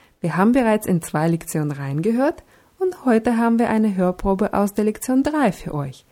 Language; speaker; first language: German; non-native, fluent; Russian